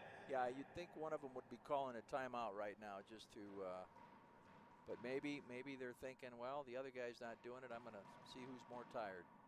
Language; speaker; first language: English; native; English